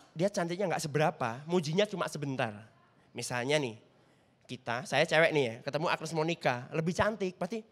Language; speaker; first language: Indonesian; native; Indonesian